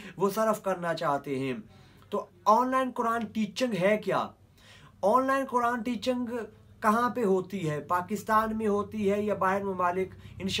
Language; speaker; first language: Urdu; non-native, local second language; Punjabi